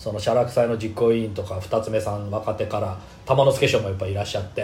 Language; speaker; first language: Japanese; native; Japanese